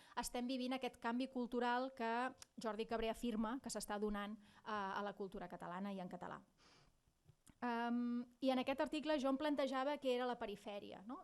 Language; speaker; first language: Catalan; non-native, local second language; Spanish